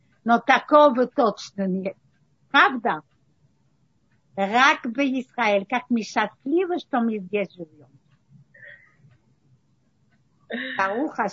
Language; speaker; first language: Russian; early bilingual, heritage; Russian